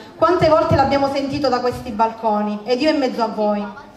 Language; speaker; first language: Italian; native; Italian